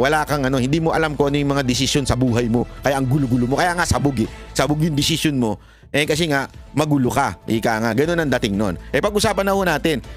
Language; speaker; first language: Filipino; native; Filipino